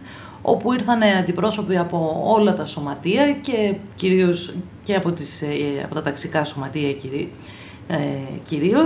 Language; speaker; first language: Greek; native; Greek